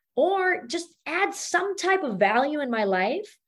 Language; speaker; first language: English; non-native, fluent; German